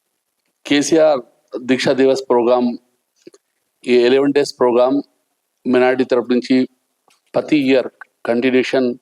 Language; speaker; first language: Telugu; non-native, local second language; Urdu